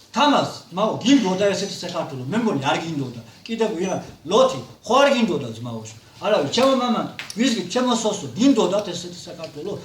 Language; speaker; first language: Georgian; non-native, local second language; Mingrelian